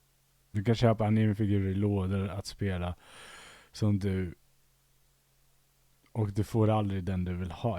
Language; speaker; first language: Swedish; native; Swedish